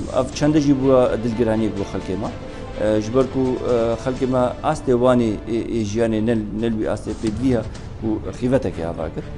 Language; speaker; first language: Kurdish; native; Kurdish